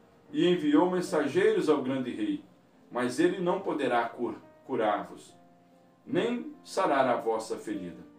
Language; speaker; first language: Portuguese; native; Portuguese